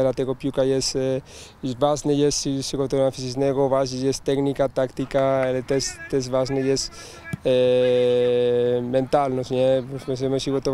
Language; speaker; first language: Polish; non-native, learner; Spanish